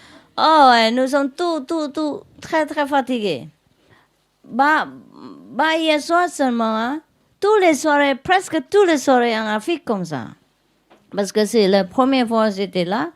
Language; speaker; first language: French; non-native, learner; Vietnamese